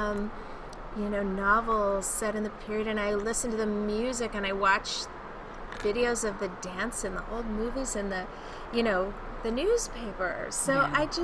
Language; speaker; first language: English; native; English